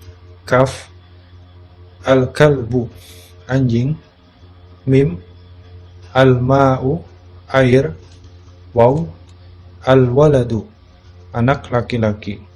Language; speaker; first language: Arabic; non-native, fluent; Indonesian